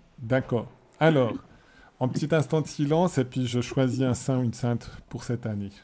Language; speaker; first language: French; native; French